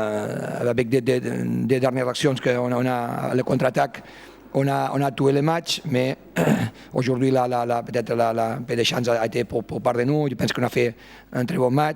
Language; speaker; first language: French; non-native, fluent; Spanish